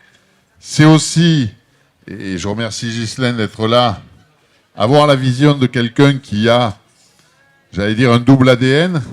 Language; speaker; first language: French; native; French